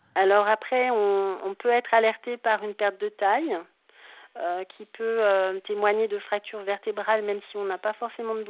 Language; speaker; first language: French; native; French